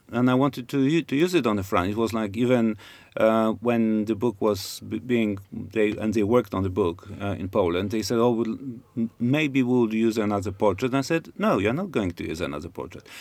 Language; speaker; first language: English; non-native, fluent; Polish